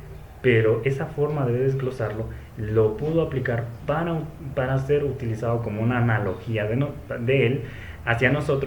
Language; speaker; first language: Spanish; native; Spanish